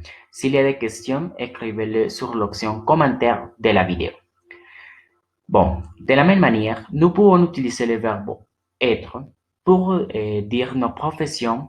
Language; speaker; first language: French; non-native, learner; Spanish